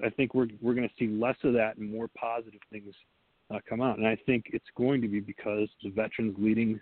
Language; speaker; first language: English; native; English